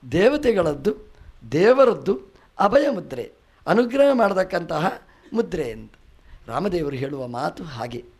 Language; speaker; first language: Kannada; non-native, local second language; Tulu